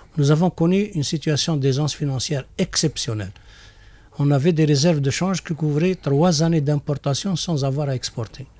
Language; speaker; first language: French; non-native, local second language; Arabic